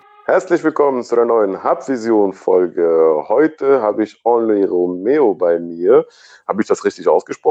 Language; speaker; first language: German; native; German